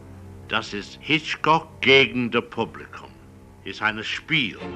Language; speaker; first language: German; non-native, learner; English